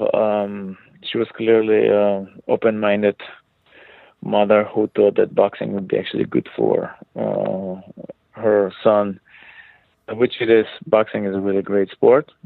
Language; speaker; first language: English; non-native, fluent; Hebrew